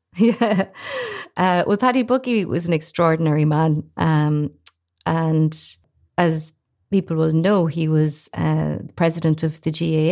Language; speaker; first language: English; native; English